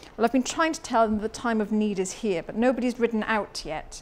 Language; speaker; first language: English; native; English